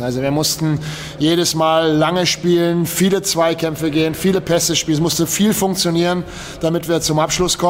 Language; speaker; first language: German; native; German